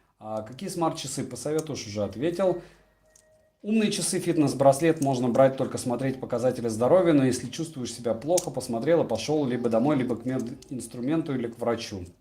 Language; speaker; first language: Russian; native; Russian